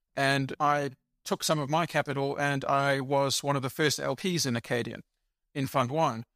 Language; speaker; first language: English; native; English